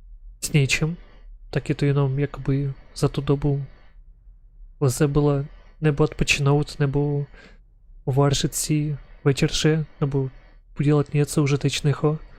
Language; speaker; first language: Czech; non-native, learner; Ukrainian